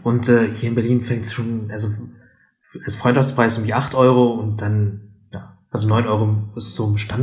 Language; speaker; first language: German; native; German